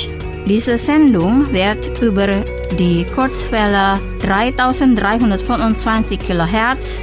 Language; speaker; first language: German; non-native, fluent; Indonesian